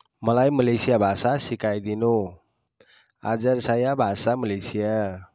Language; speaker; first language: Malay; non-native, learner; Nepali